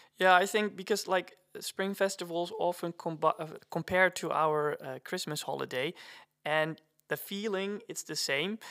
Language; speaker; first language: English; non-native, fluent; Dutch